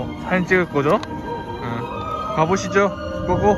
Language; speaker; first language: Korean; native; Korean